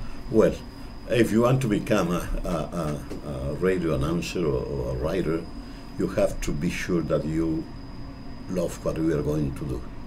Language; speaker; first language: English; non-native, fluent; Spanish